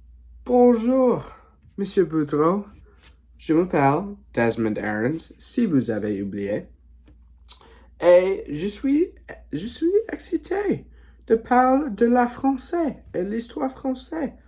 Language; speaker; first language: French; non-native, learner; English